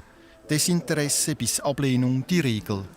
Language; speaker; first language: German; native; German